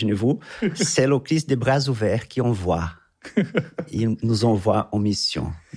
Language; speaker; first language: French; non-native, fluent; Portuguese